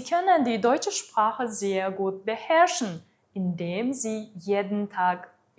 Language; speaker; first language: German; non-native, fluent; Uzbek